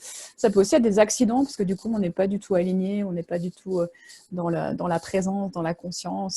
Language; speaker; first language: French; native; French